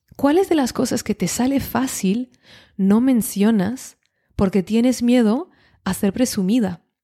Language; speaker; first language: Spanish; non-native, fluent; French